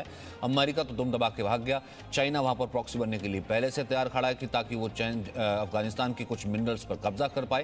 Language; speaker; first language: Hindi; native; Hindi